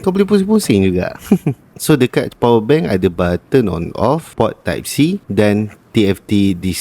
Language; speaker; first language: Malay; native; Malay